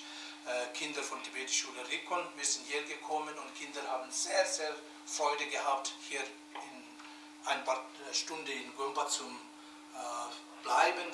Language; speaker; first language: German; non-native, learner; Tibetan